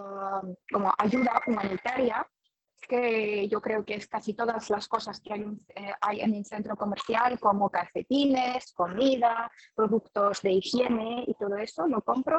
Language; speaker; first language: Spanish; non-native, fluent; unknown